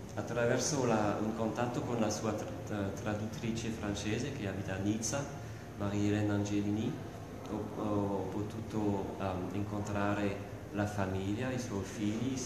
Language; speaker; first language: Italian; non-native, fluent; French